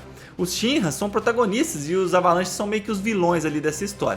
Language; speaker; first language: Portuguese; native; Portuguese